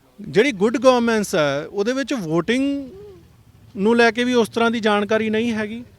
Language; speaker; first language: Punjabi; native; Punjabi